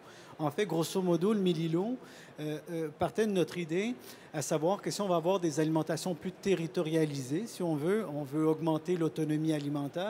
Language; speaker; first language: French; native; French